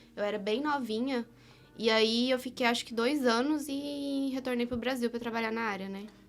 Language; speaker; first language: Portuguese; native; Portuguese